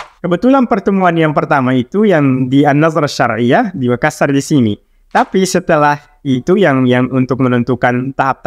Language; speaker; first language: Indonesian; non-native, local second language; Arabic